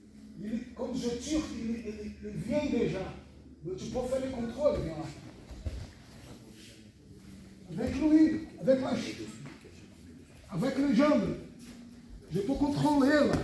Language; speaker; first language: French; non-native, fluent; Portuguese